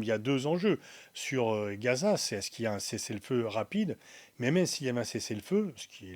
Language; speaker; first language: French; native; French